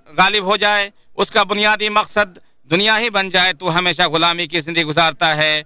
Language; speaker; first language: Urdu; native; Urdu